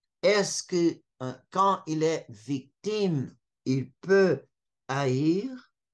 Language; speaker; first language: French; non-native, fluent; Portuguese